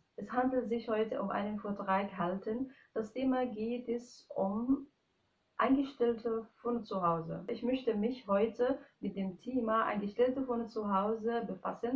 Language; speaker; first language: German; non-native, fluent; Arabic